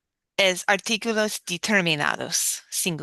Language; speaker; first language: Spanish; non-native, learner; English